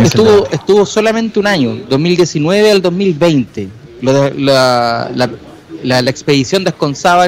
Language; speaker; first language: Spanish; native; Spanish